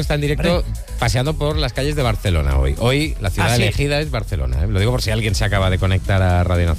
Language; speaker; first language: Spanish; native; Spanish